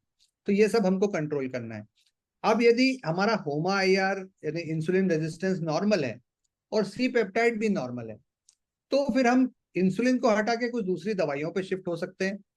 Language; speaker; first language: Hindi; native; Hindi